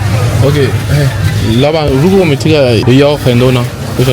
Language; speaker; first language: Chinese; non-native, learner; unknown